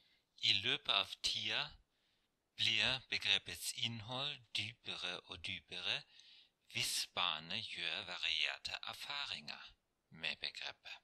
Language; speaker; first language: Norwegian; non-native, fluent; German